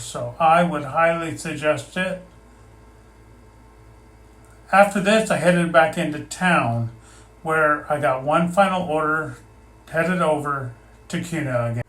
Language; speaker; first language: English; native; English